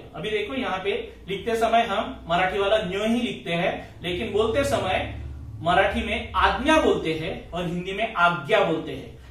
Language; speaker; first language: Hindi; non-native, local second language; Marathi